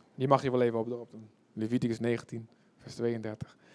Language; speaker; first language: Dutch; early bilingual, other home language; Indonesian